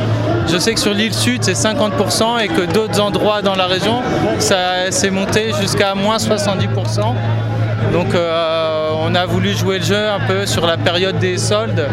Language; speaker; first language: French; native; French